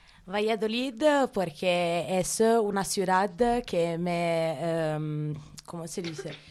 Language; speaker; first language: Spanish; non-native, learner; Italian